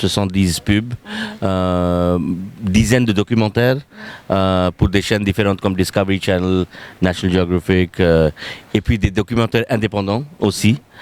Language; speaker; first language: French; non-native, fluent; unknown